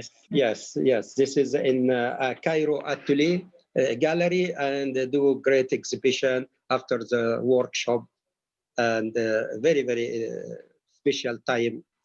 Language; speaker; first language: English; non-native, learner; Arabic